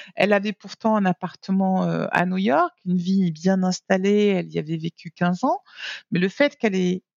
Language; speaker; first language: French; native; French